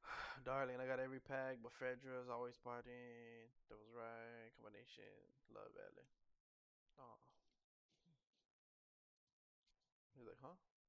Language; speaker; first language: English; native; English